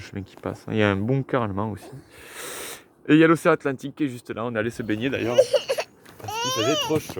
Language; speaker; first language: French; native; French